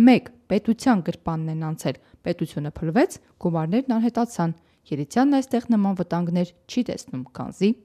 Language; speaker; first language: Armenian; native; Armenian